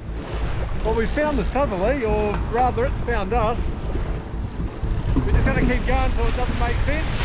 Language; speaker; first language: English; native; English